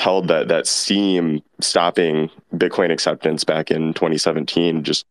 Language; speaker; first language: English; native; English